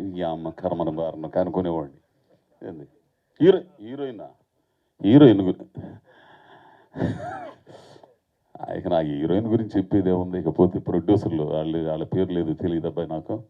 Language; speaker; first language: Telugu; native; Telugu